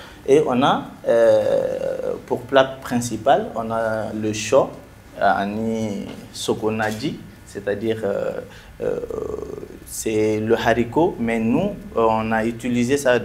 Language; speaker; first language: French; non-native, local second language; Bambara